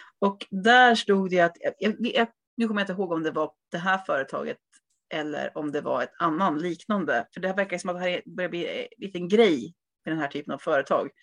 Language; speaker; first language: Swedish; native; Swedish